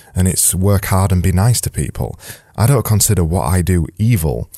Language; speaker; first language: English; native; English